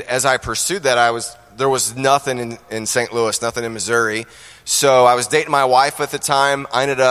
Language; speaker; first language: English; native; English